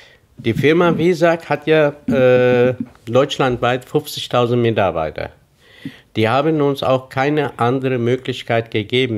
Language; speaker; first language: German; non-native, fluent; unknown